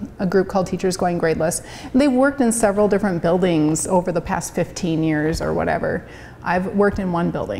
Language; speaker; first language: English; native; English